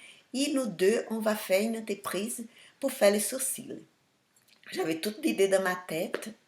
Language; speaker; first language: French; non-native, fluent; Portuguese